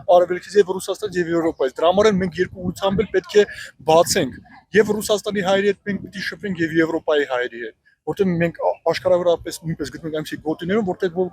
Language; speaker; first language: Armenian; native; Armenian